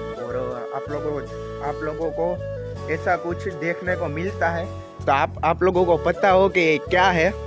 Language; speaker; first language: Hindi; non-native, local second language; Gujarati